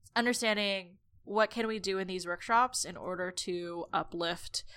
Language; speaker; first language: English; native; English